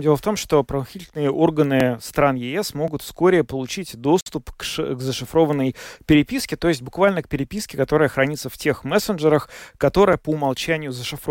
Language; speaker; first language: Russian; native; Russian